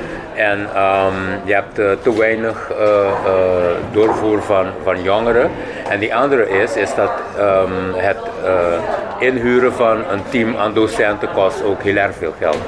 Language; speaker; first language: Dutch; non-native, local second language; Papiamento